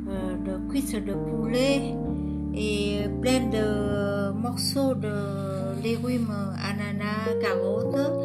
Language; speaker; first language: French; non-native, learner; Vietnamese